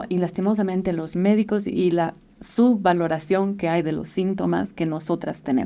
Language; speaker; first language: Spanish; native; Spanish